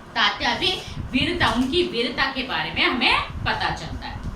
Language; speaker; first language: Hindi; non-native, local second language; Telugu